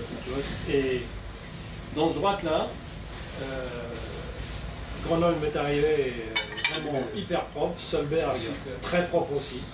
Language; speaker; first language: French; native; French